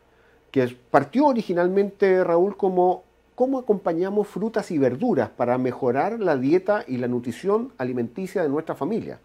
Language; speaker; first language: Spanish; native; Spanish